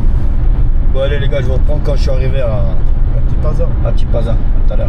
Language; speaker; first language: French; native; French